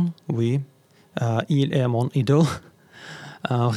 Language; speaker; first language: French; non-native, learner; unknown